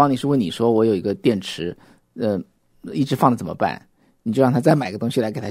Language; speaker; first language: Chinese; native; Chinese